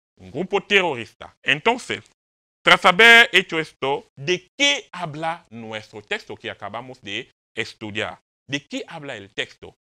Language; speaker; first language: Spanish; non-native, fluent; French